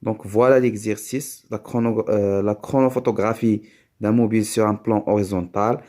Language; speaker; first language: French; non-native, local second language; Arabic